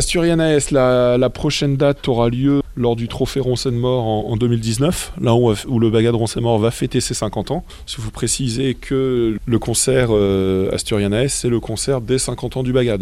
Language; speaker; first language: French; native; French